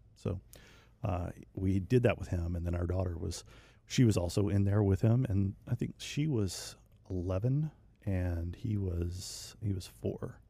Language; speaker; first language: English; native; English